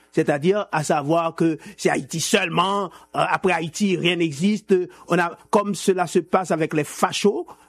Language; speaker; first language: French; non-native, local second language; Haitian Creole